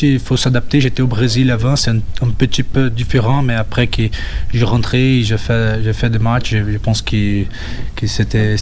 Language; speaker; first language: French; non-native, fluent; Portuguese